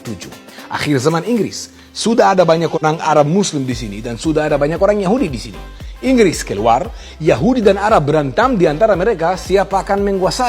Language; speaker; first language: Indonesian; non-native, fluent; Hebrew